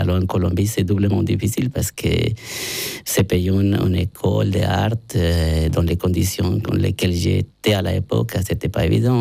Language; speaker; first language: French; non-native, learner; Spanish